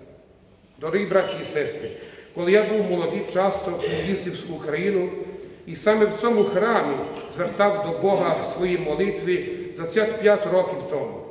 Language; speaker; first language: Ukrainian; non-native, fluent; Croatian